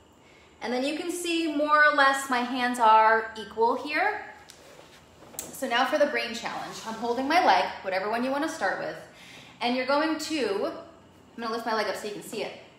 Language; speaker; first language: English; native; English